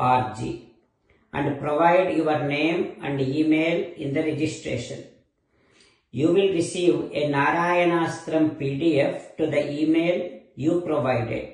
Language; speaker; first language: English; non-native, local second language; Telugu